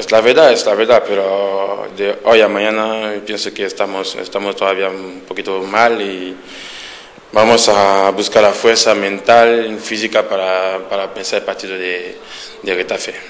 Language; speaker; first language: Spanish; non-native, fluent; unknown